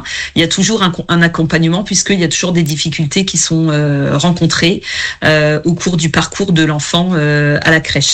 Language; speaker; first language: French; native; French